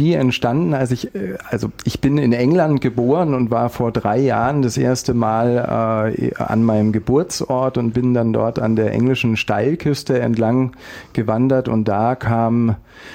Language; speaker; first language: German; native; German